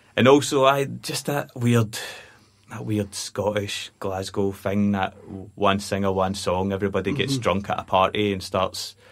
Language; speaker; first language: English; native; English